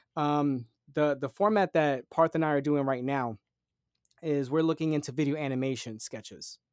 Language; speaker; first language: English; native; English